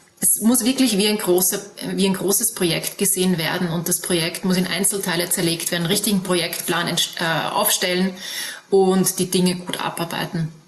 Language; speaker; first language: German; native; German